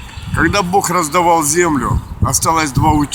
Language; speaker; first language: Russian; non-native, local second language; Ukrainian